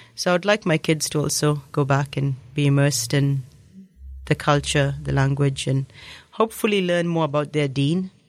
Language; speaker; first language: English; native; English